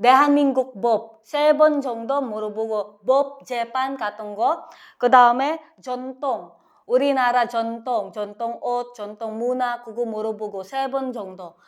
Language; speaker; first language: Korean; non-native, learner; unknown